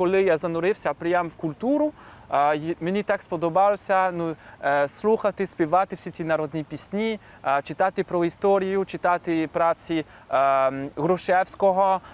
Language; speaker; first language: Ukrainian; non-native, fluent; French